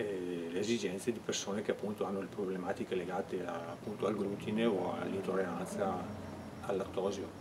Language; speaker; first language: Italian; native; Italian